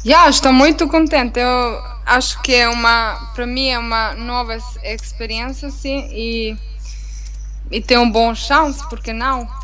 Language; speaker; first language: Portuguese; non-native, learner; Italian